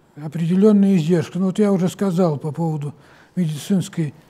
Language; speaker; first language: Russian; native; Russian